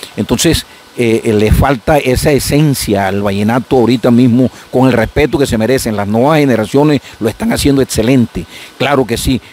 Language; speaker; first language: Spanish; native; Spanish